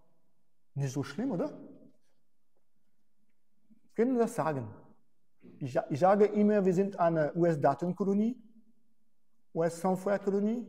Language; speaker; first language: German; non-native, fluent; French